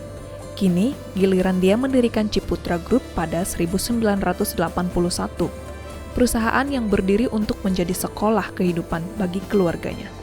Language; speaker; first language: Indonesian; native; Indonesian